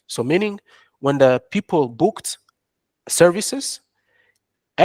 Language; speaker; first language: English; non-native, fluent; French